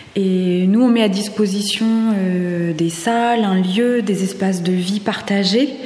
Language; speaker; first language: French; native; French